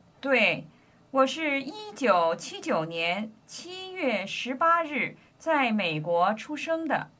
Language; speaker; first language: Chinese; non-native, learner; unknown